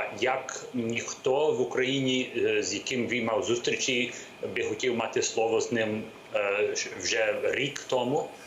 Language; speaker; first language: Ukrainian; early bilingual, heritage; English